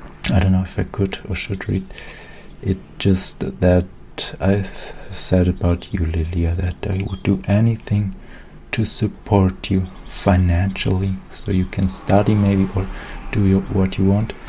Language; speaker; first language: English; non-native, fluent; German